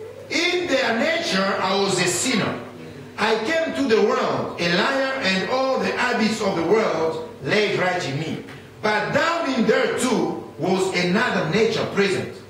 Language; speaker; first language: English; non-native, fluent; Lingala